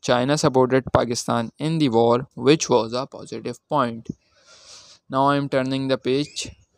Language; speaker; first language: English; non-native, local second language; Urdu